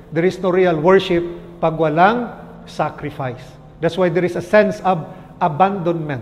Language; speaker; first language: English; non-native, local second language; Filipino